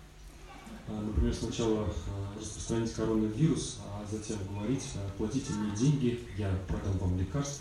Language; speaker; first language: Russian; native; Russian